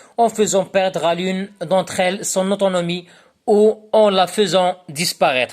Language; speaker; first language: French; non-native, local second language; Arabic